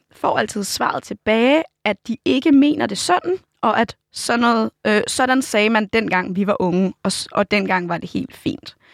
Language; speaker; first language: Danish; native; Danish